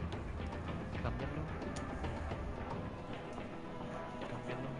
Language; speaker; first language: Spanish; early bilingual, other home language; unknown